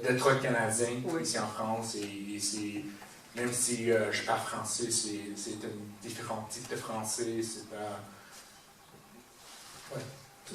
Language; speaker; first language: French; non-native, fluent; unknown